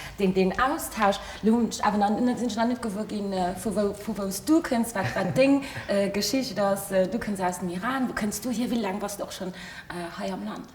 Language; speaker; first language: Luxembourgish; early bilingual, other home language; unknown